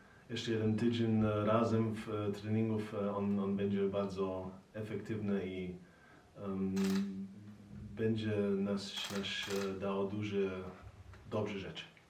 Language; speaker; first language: Polish; non-native, learner; German